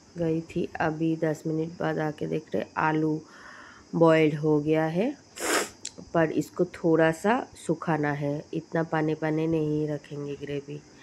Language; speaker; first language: Hindi; non-native, local second language; Bangla